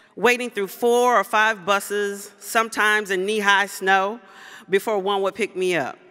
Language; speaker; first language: English; native; English